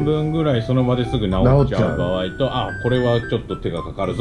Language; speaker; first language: Japanese; native; Japanese